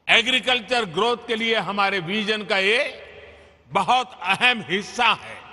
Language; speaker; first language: Hindi; non-native, local second language; Gujarati